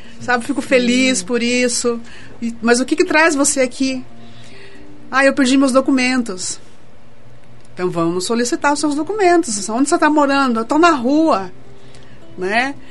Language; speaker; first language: Portuguese; native; Portuguese